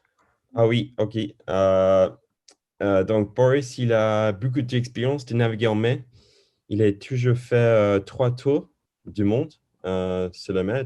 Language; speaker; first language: French; non-native, learner; English